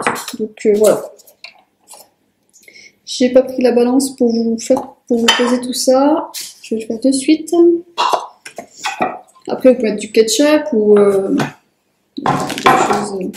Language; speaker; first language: French; native; French